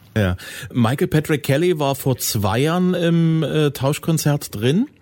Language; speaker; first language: German; native; German